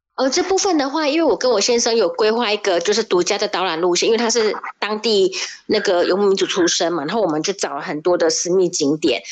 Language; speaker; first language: Chinese; native; Chinese